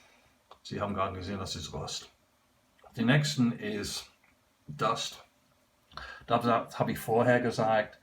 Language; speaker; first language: German; non-native, learner; English